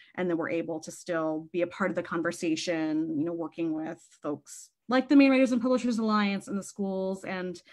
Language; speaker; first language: English; native; English